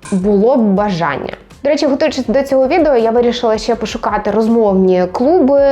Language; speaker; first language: Ukrainian; non-native, local second language; Russian